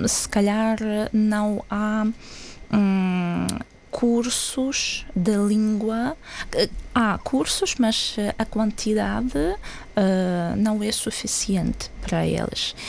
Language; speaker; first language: Portuguese; non-native, fluent; Ukrainian